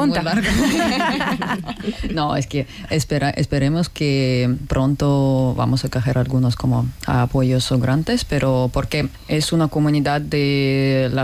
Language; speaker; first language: Spanish; non-native, learner; Russian